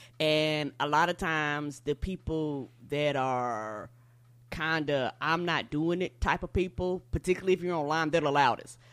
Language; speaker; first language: English; native; English